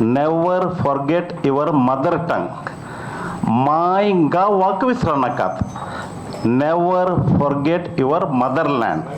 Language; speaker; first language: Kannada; non-native, local second language; Konkani